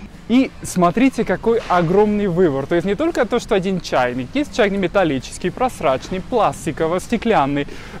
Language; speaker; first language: Russian; non-native, fluent; Spanish